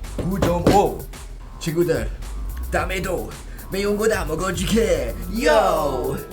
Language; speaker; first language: Korean; non-native, fluent; English